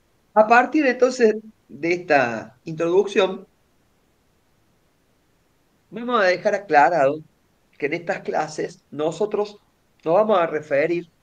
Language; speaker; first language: Spanish; native; Spanish